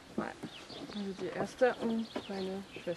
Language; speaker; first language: German; non-native, learner; French